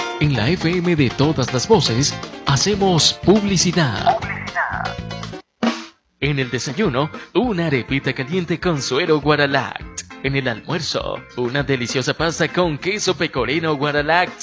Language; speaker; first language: Spanish; native; Spanish